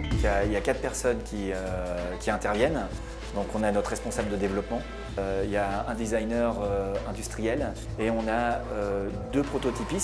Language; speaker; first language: French; native; French